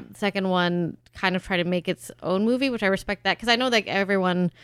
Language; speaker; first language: English; early bilingual, other home language; German